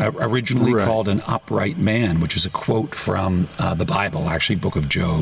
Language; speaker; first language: English; native; English